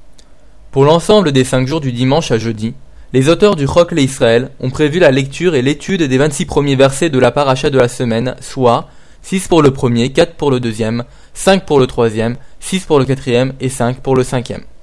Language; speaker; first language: French; native; French